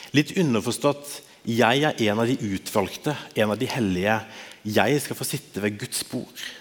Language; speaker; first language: Norwegian; native; Norwegian